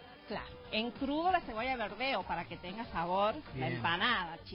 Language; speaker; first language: Spanish; native; Spanish